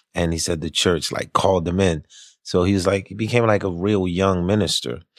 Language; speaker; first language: English; early bilingual, other home language; Haitian Creole